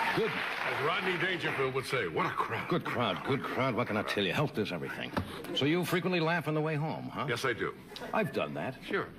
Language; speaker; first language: English; native; English